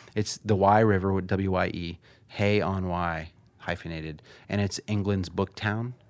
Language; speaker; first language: English; early bilingual, other home language; Swedish